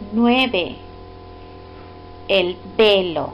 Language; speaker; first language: Spanish; non-native, fluent; English